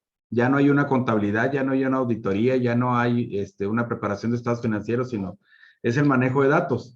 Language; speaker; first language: Spanish; native; Spanish